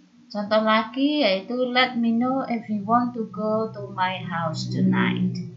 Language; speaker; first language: English; non-native, fluent; Indonesian